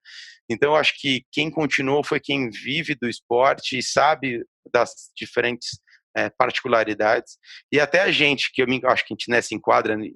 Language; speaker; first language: Portuguese; native; Portuguese